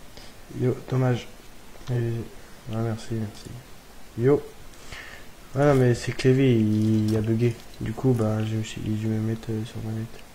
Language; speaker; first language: French; native; French